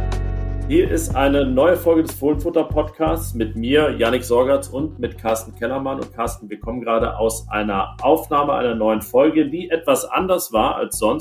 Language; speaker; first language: German; native; German